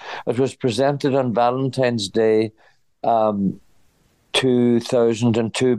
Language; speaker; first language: English; native; English